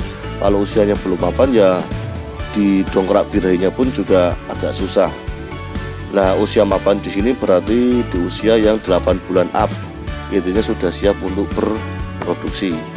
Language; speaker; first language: Indonesian; native; Indonesian